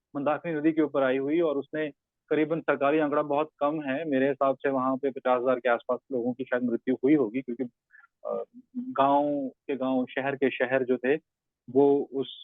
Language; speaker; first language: Hindi; non-native, local second language; Punjabi